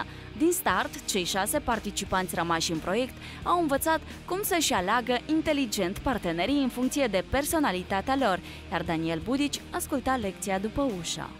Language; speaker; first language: Romanian; native; Romanian